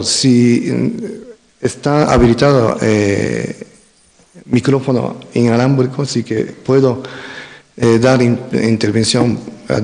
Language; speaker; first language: Spanish; non-native, fluent; Japanese